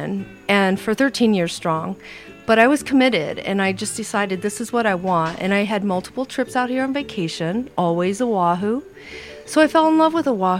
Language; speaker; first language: English; native; English